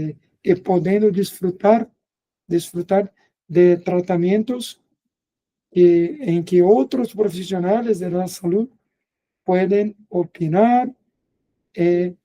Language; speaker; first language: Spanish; non-native, fluent; Portuguese